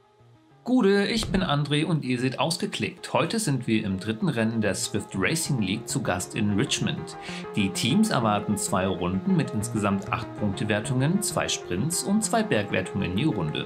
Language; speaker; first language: German; native; German